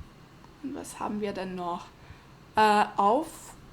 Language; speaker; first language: German; non-native, fluent; English